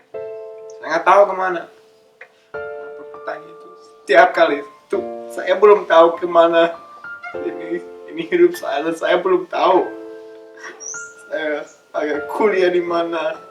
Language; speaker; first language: Indonesian; early bilingual, other home language; English